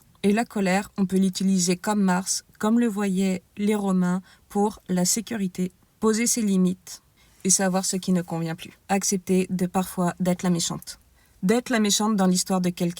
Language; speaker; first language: French; native; French